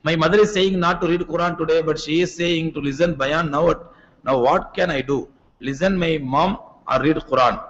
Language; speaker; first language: English; non-native, local second language; Tamil